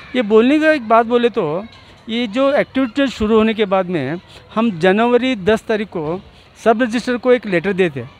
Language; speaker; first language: Hindi; non-native, local second language; Urdu